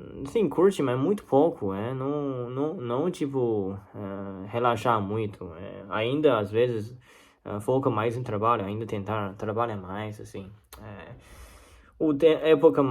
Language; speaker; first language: Portuguese; non-native, learner; Chinese